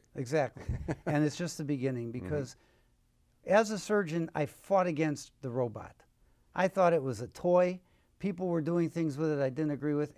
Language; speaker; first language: English; native; English